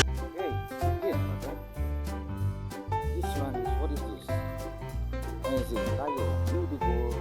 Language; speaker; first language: English; non-native, learner; Indonesian